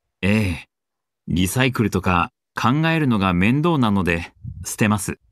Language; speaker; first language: Japanese; non-native, learner; Filipino